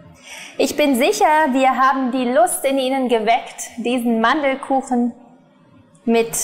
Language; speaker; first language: German; native; German